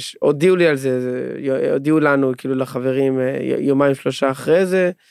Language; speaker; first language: Hebrew; native; Hebrew